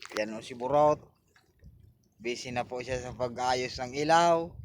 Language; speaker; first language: Filipino; non-native, local second language; Bikol